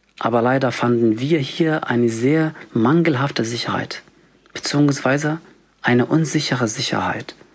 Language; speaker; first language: German; non-native, fluent; Arabic